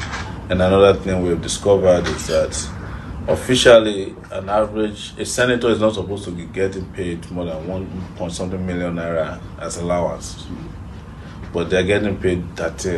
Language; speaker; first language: English; non-native, local second language; Yoruba